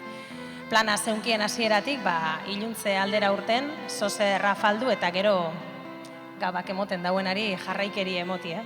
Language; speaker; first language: Basque; native; Basque